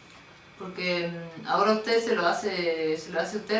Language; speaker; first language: Spanish; native; Spanish